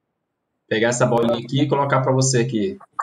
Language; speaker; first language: Portuguese; native; Portuguese